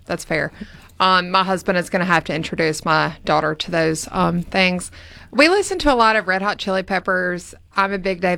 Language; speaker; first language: English; native; English